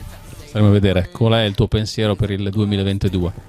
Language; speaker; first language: Italian; native; Italian